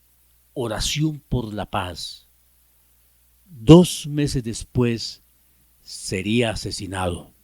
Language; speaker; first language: Spanish; native; Spanish